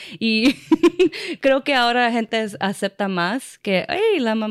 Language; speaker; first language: Spanish; early bilingual, heritage; English